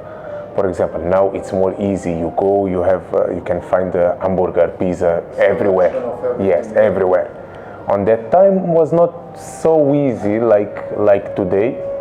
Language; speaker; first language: English; non-native, local second language; Kabuverdianu